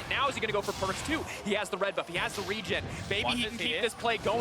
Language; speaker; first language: English; native; English